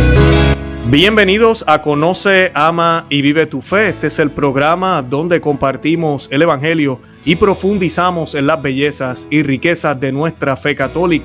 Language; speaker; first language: Spanish; native; Spanish